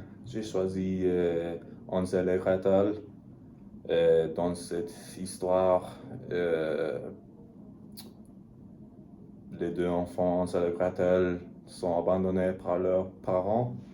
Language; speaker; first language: French; non-native, learner; English